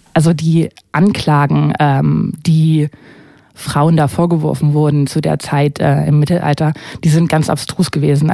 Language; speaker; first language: German; native; German